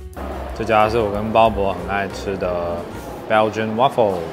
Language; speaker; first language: Chinese; native; Chinese